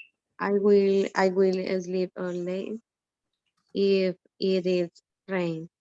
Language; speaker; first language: English; non-native, learner; Spanish